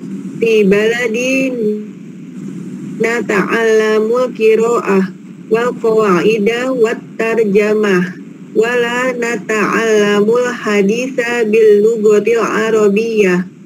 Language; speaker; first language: Arabic; non-native, learner; Indonesian